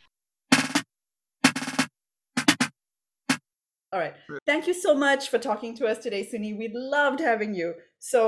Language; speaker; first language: English; native; English